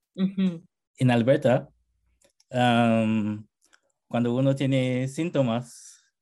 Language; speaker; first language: Spanish; non-native, fluent; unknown